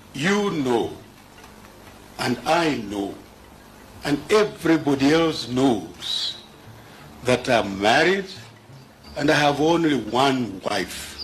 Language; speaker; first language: English; non-native, local second language; Kikuyu